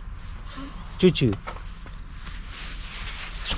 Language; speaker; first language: Russian; non-native, learner; Hindi